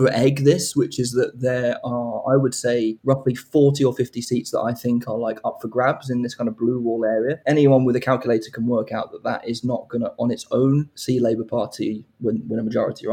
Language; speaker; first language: English; native; English